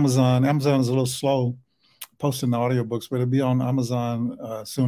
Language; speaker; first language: English; native; English